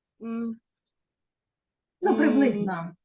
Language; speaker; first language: Polish; non-native, fluent; Ukrainian